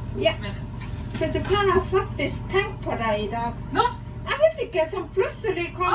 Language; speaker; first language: Norwegian; non-native, learner; Thai